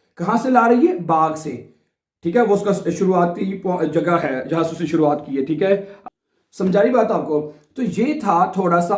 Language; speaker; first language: Urdu; non-native, local second language; Punjabi